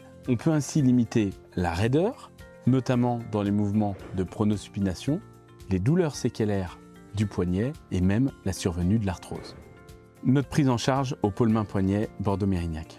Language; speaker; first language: French; native; French